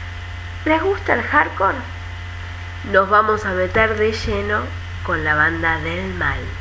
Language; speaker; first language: Spanish; native; Spanish